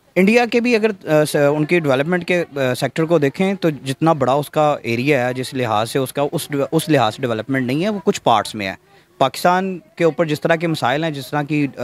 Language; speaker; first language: Urdu; native; Urdu